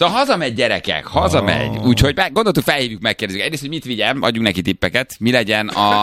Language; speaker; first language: Hungarian; native; Hungarian